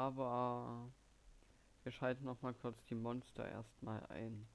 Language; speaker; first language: German; native; German